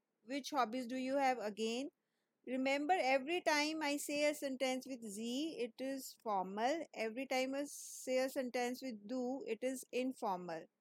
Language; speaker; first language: English; non-native, local second language; Hindi